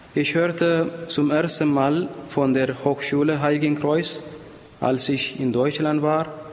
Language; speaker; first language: German; non-native, fluent; Amharic